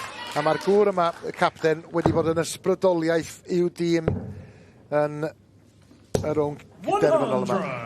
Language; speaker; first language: Welsh; native; Welsh